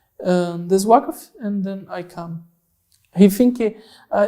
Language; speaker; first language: English; non-native, learner; Portuguese